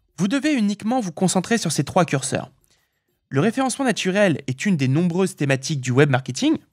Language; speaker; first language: French; native; French